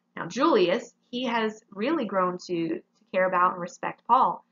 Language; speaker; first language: English; native; English